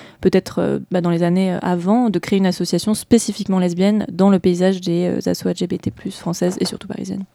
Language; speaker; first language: French; native; French